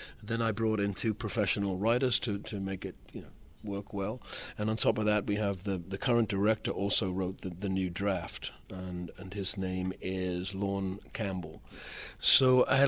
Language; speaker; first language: English; native; English